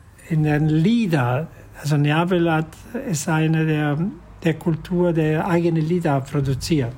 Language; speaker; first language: German; non-native, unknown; Italian